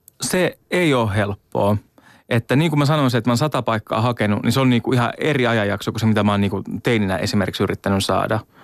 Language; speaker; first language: Finnish; native; Finnish